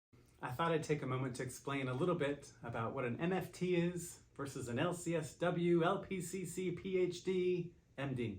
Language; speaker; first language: English; native; English